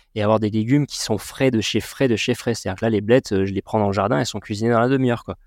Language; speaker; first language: French; native; French